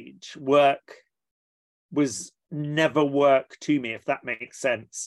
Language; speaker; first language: English; native; English